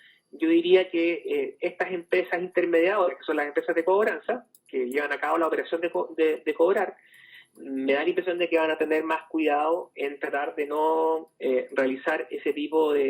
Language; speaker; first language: Spanish; native; Spanish